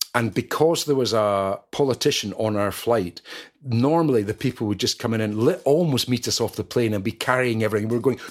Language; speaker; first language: English; native; English